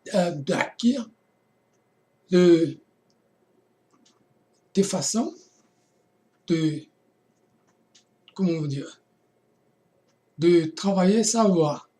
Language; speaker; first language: French; non-native, fluent; Portuguese